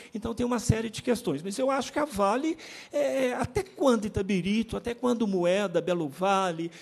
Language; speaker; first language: Portuguese; native; Portuguese